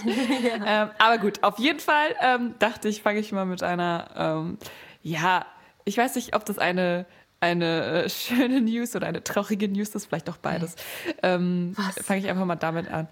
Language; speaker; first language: German; native; German